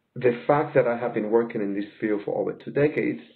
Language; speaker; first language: English; native; English